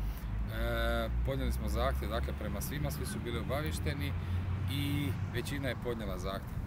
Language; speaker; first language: Croatian; native; Croatian